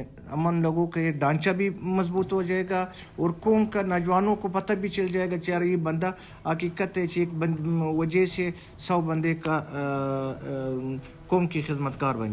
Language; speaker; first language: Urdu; non-native, local second language; Pashto